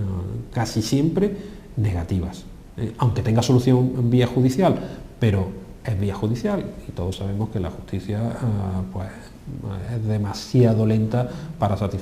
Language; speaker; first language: Spanish; native; Spanish